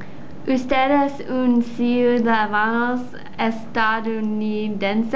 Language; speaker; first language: Spanish; non-native, learner; English